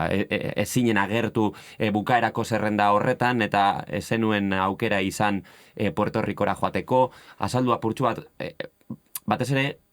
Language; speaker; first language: Basque; native; Basque